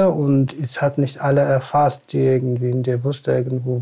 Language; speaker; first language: German; non-native, fluent; Tamasheq